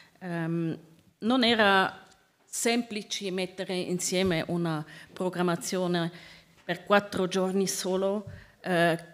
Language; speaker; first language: Italian; non-native, learner; Swiss German